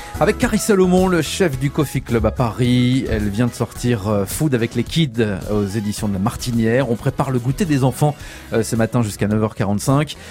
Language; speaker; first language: French; native; French